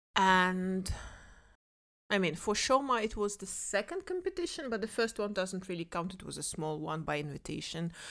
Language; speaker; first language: English; non-native, fluent; Kazakh